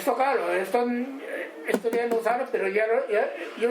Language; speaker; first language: Spanish; non-native, learner; Japanese